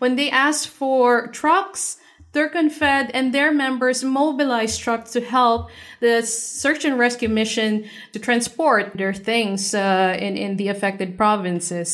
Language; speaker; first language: English; non-native, local second language; Filipino